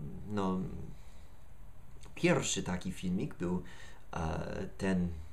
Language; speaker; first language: Polish; non-native, learner; English